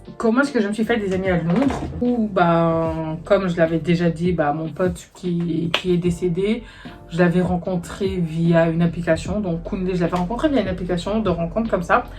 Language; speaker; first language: French; native; French